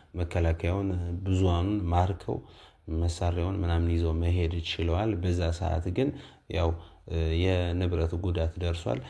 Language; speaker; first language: Amharic; native; Amharic